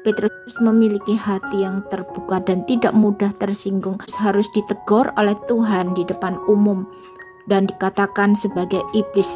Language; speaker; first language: Indonesian; native; Indonesian